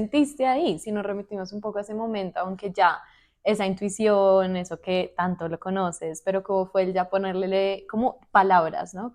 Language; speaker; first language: Spanish; native; Spanish